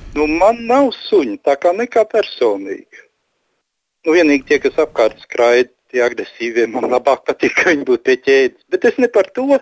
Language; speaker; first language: Latvian; non-native, local second language; Russian